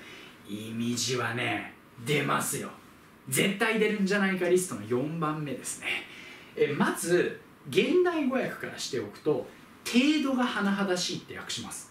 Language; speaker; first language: Japanese; native; Japanese